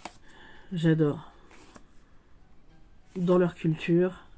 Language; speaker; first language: French; native; French